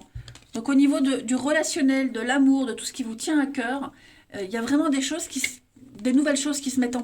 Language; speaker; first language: French; native; French